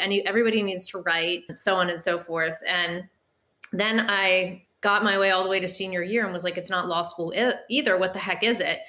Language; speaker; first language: English; native; English